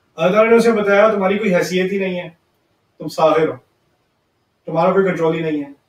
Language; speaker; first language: Urdu; early bilingual, heritage; Urdu